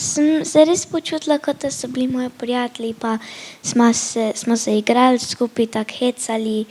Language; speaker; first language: Slovenian; early bilingual, heritage; Slovenian